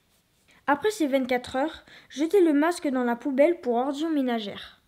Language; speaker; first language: French; native; French